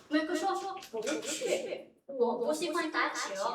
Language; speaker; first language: Chinese; non-native, learner; Indonesian